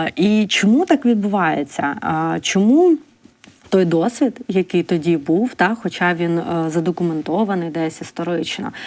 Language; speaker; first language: Ukrainian; non-native, local second language; Russian